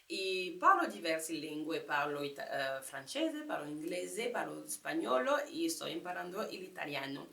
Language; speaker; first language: Italian; non-native, learner; French